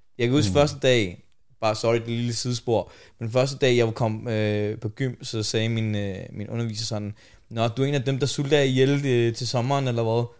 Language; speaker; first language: Danish; early bilingual, other home language; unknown